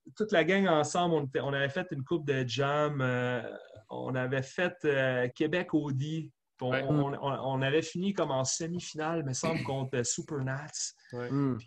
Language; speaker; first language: French; native; French